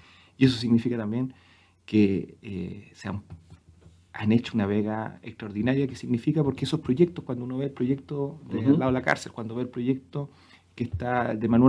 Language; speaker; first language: Spanish; native; Spanish